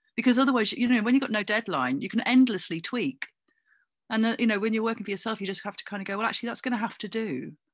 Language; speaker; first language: English; native; English